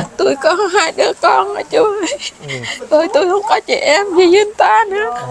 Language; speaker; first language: Vietnamese; non-native, local second language; Khmer